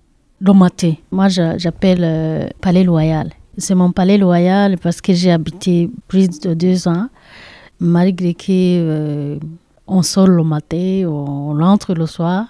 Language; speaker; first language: French; non-native, learner; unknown